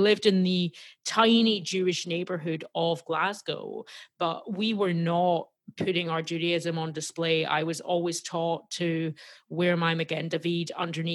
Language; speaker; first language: English; native; English